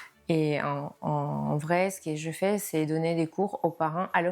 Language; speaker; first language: French; non-native, fluent; Spanish